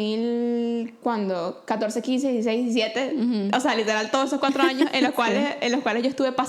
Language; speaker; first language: Spanish; native; Spanish